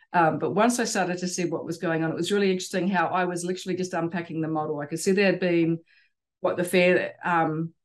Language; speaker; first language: English; native; English